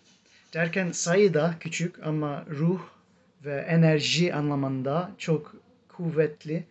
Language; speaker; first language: Turkish; non-native, fluent; English